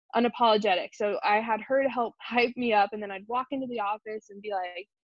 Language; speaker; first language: English; native; English